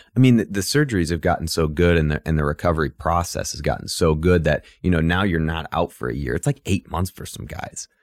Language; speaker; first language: English; native; English